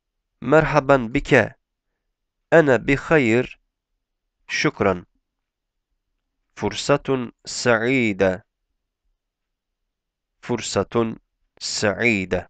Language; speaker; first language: Arabic; non-native, fluent; Turkish